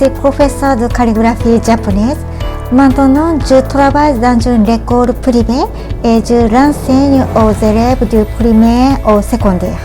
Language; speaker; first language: French; non-native, learner; Japanese